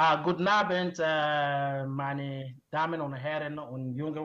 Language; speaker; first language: German; non-native, learner; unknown